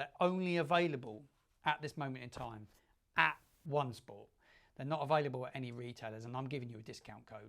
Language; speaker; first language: English; native; English